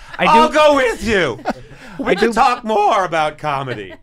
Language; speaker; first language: English; native; English